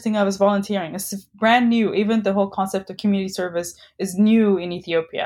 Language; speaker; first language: English; non-native, fluent; Amharic